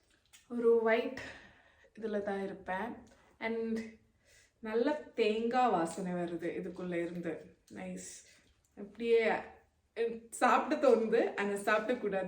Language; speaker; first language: Tamil; non-native, local second language; Malayalam